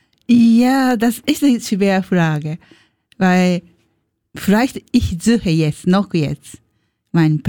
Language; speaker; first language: German; non-native, learner; Japanese